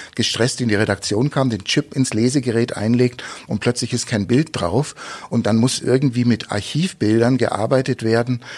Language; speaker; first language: German; native; German